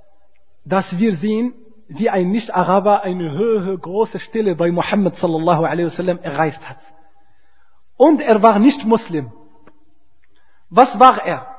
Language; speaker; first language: German; non-native, fluent; Arabic